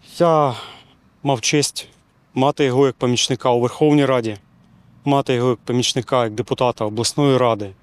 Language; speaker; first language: Ukrainian; native; Ukrainian